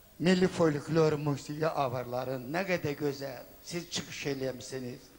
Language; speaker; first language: Azerbaijani; non-native, local second language; Avaric